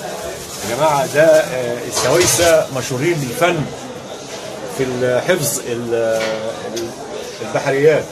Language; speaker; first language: Arabic; native; Arabic